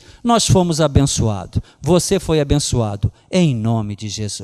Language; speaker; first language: Portuguese; native; Portuguese